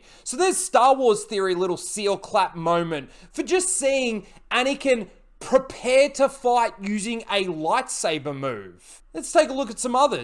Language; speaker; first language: English; native; English